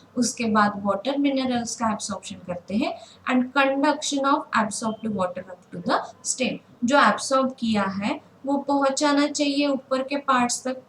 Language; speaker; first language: Hindi; non-native, local second language; Marathi